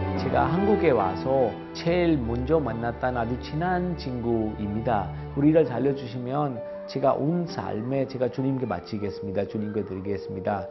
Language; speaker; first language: Korean; non-native, fluent; Hindi